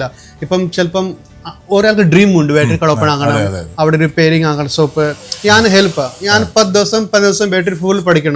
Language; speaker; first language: Malayalam; non-native, learner; Hindi